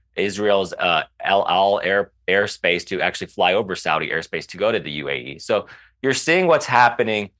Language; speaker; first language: English; early bilingual, other home language; Arabic